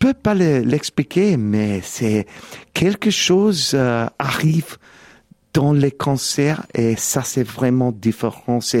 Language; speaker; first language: French; non-native, learner; English